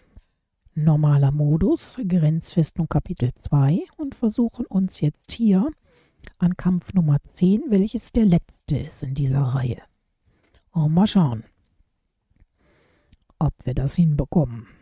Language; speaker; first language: German; native; German